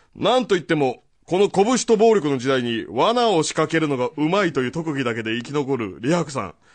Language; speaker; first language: Japanese; native; Japanese